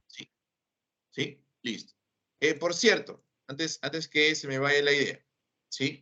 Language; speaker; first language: Spanish; native; Spanish